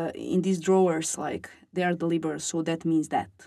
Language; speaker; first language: English; non-native, fluent; Serbian